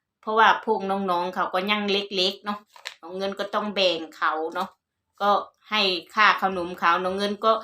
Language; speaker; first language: Thai; non-native, local second language; Northeastern Thai